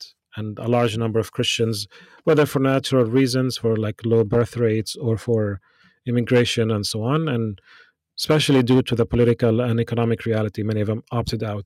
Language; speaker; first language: English; non-native, fluent; Arabic